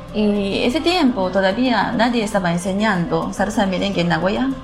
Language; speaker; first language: Spanish; non-native, learner; Japanese